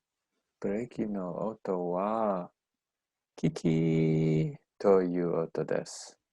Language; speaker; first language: Japanese; non-native, learner; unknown